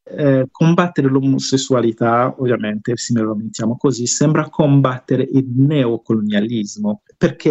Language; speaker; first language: Italian; non-native, fluent; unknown